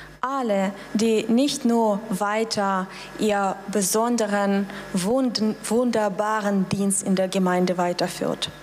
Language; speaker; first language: German; non-native, fluent; Russian